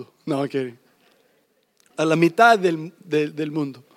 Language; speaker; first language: Spanish; early bilingual, heritage; English